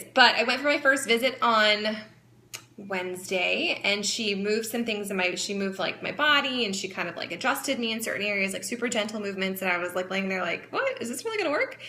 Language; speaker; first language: English; native; English